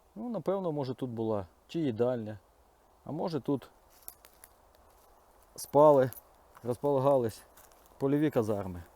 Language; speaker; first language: Ukrainian; native; Ukrainian